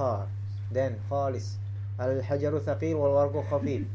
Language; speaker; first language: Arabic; non-native, fluent; Indonesian